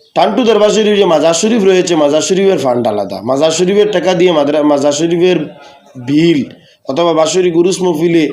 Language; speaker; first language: Bangla; non-native, local second language; Sylheti